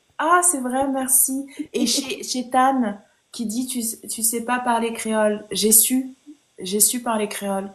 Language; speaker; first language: French; early bilingual, other home language; Haitian Creole